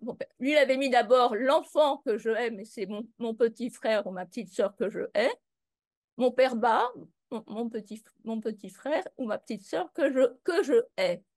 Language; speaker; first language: French; native; French